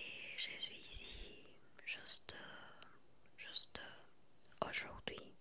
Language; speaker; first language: French; non-native, learner; Spanish